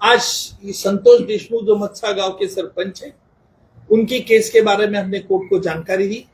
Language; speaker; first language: Hindi; non-native, local second language; Marathi